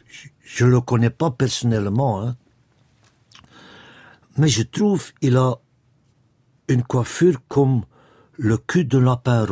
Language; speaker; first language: French; non-native, local second language; Dutch